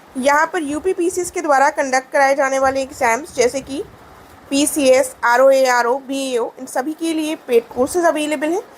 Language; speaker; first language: Hindi; native; Hindi